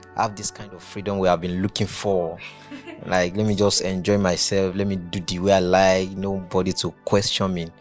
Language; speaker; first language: English; non-native, local second language; Yoruba